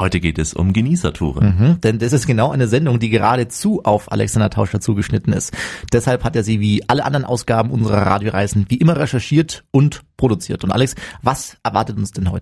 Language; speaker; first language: German; native; German